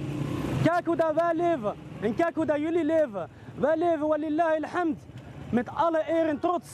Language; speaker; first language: Dutch; early bilingual, other home language; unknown